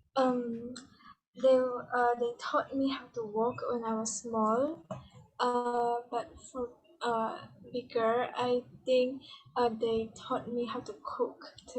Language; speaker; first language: English; non-native, learner; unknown